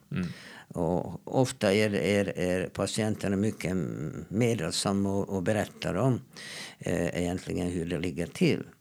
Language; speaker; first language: Swedish; non-native, fluent; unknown